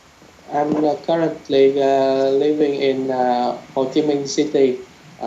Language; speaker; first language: English; non-native, learner; Vietnamese